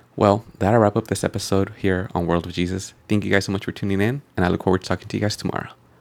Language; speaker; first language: English; native; English